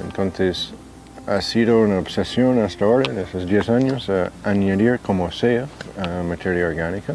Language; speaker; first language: Spanish; non-native, fluent; English